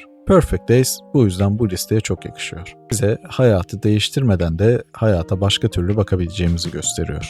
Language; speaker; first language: Turkish; native; Turkish